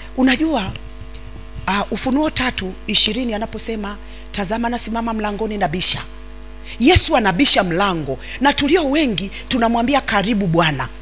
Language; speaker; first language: Swahili; native; Swahili